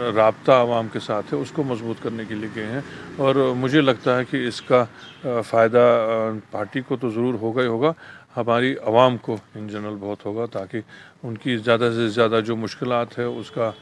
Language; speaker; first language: Urdu; native; Urdu